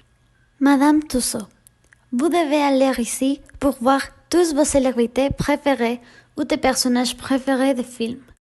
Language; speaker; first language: French; non-native, learner; Spanish